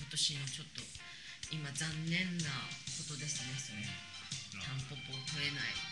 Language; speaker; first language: Japanese; native; Japanese